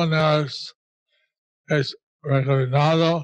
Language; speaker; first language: Spanish; non-native, learner; English